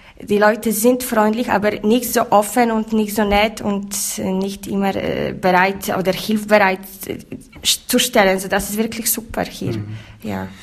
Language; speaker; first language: German; non-native, learner; Polish